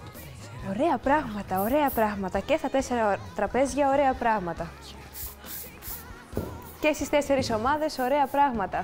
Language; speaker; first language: Greek; native; Greek